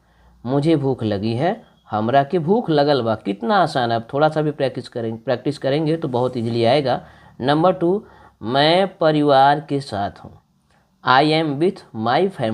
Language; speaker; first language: Hindi; non-native, local second language; Bhojpuri